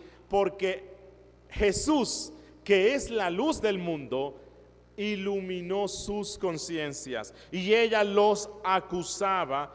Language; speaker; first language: Spanish; native; Spanish